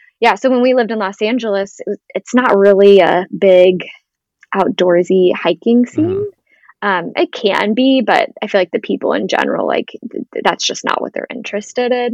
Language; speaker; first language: English; native; English